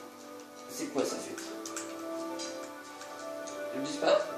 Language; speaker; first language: French; native; French